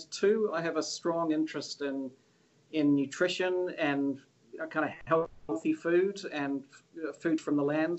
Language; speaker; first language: English; native; English